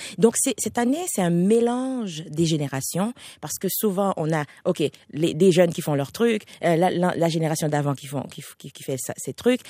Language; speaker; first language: French; non-native, local second language; Haitian Creole